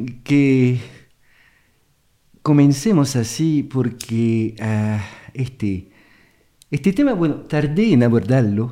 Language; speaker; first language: Spanish; non-native, fluent; French